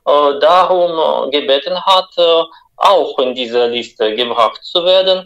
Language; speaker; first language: German; non-native, fluent; Russian